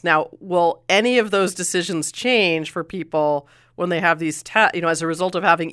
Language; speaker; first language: English; native; English